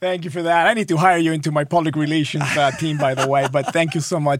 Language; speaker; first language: English; non-native, fluent; Spanish